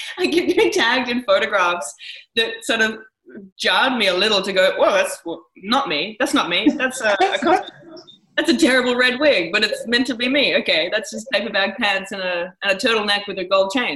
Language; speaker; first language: English; native; English